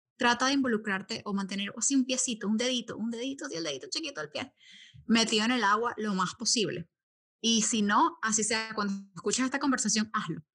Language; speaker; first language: Spanish; native; Spanish